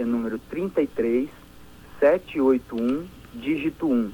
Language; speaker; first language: Portuguese; native; Portuguese